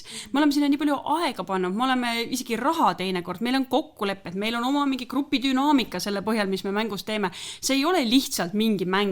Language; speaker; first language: Estonian; native; Estonian